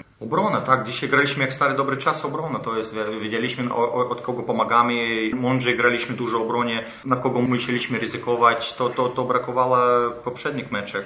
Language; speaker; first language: Polish; non-native, fluent; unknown